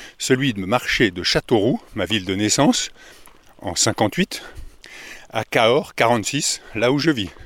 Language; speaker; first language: French; native; French